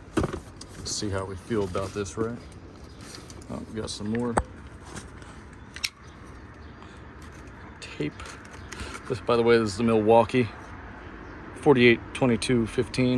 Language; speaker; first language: English; native; English